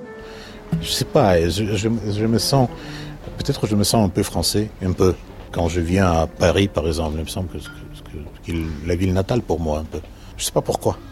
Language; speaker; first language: French; non-native, fluent; Russian